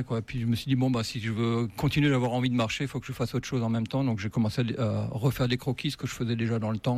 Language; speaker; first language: French; native; French